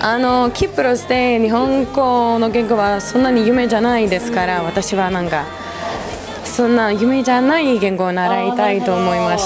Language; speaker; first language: Japanese; non-native, learner; Greek